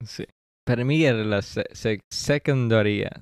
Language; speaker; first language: Spanish; early bilingual, heritage; English